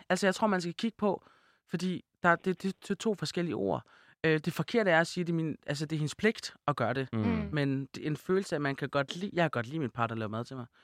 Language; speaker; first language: Danish; early bilingual, other home language; Arabic